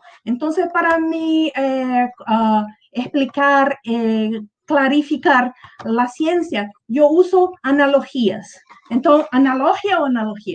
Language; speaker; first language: Spanish; non-native, learner; Portuguese